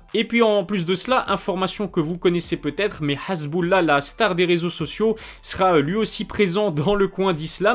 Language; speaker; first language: French; native; French